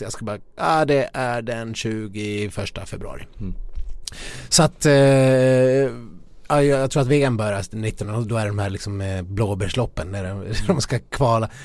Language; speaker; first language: Swedish; native; Swedish